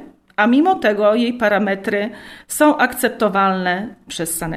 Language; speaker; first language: Polish; native; Polish